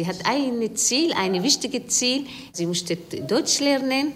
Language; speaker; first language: German; non-native, learner; Arabic